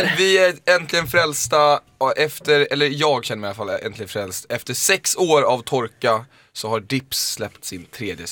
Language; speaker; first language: Swedish; native; Swedish